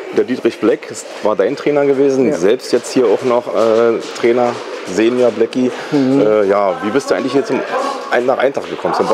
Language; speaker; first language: German; native; German